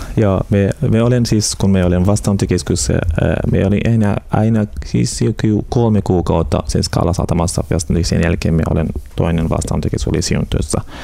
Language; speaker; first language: Finnish; non-native, learner; Arabic